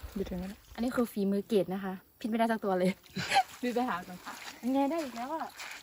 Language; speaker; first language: Thai; non-native, local second language; Western Kayah